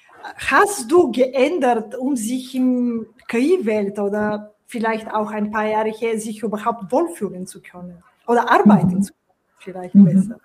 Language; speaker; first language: German; non-native, fluent; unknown